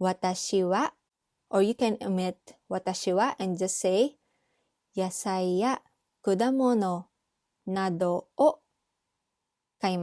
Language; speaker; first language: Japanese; non-native, fluent; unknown